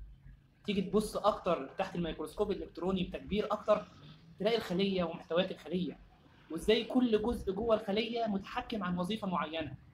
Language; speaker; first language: Arabic; native; Arabic